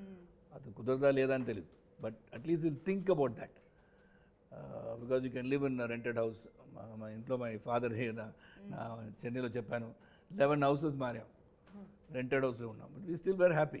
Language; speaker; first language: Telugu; non-native, local second language; Tamil